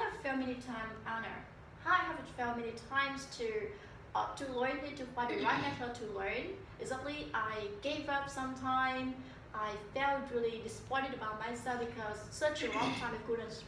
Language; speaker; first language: English; non-native, fluent; Vietnamese